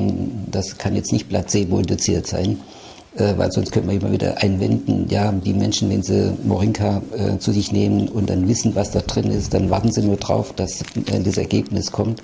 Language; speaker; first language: German; native; German